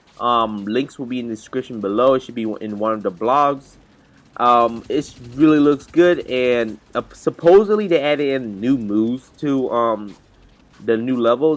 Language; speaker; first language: English; native; English